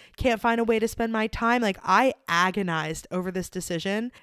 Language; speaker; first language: English; native; English